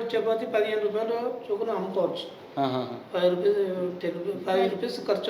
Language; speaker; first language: Telugu; native; Telugu